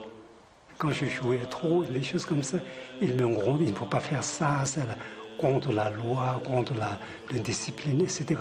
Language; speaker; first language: French; non-native, fluent; Tibetan